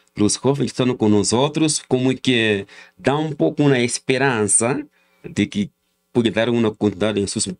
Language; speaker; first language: Spanish; non-native, learner; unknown